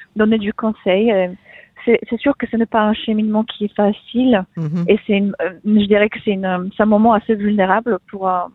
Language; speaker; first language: French; non-native, fluent; Polish